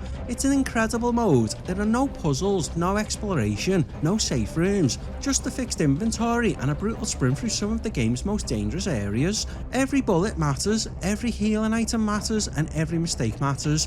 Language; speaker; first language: English; native; English